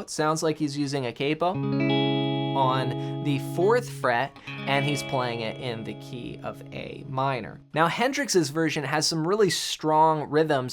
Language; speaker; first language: English; native; English